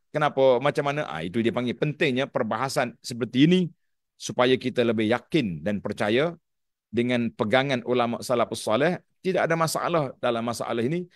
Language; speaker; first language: Malay; native; Malay